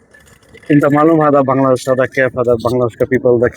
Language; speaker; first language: Hindi; non-native, learner; Bangla